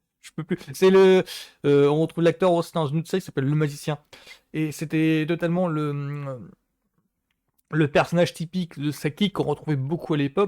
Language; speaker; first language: French; native; French